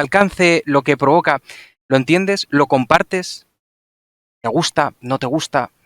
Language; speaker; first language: Spanish; native; Spanish